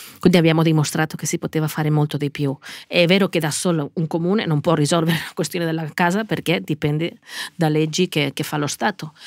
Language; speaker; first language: Italian; non-native, fluent; Catalan